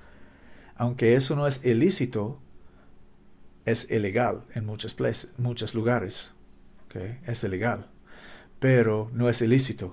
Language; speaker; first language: Spanish; non-native, learner; English